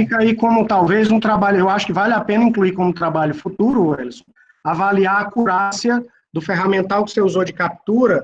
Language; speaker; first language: Portuguese; native; Portuguese